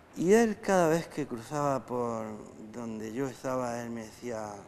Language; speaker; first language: Spanish; native; Spanish